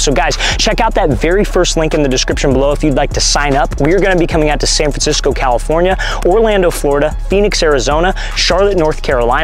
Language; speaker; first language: English; native; English